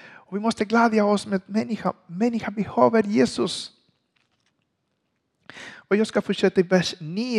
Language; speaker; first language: Swedish; non-native, learner; Spanish